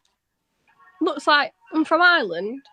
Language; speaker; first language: English; native; English